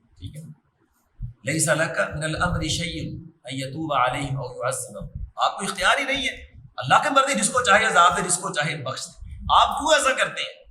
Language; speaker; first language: Urdu; non-native, local second language; Punjabi